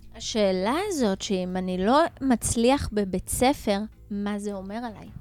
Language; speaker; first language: Hebrew; native; Hebrew